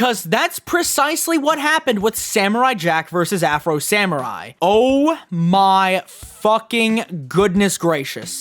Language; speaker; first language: English; native; English